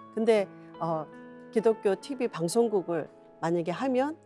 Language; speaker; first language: Korean; native; Korean